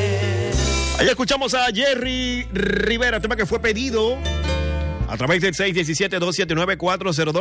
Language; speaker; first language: Spanish; native; Spanish